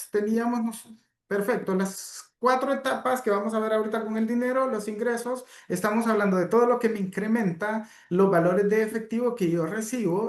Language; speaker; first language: Spanish; native; Spanish